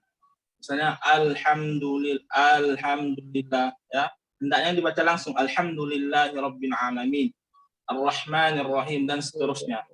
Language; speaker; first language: Indonesian; native; Indonesian